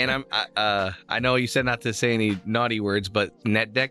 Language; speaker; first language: English; native; English